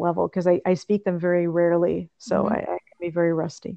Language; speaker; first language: English; early bilingual, other home language; Russian